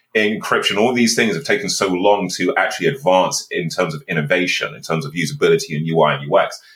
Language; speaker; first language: English; native; English